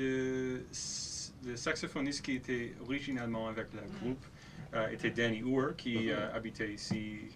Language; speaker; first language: French; non-native, local second language; English